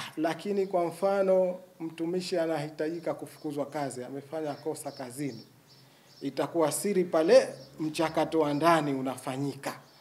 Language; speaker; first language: Swahili; native; Swahili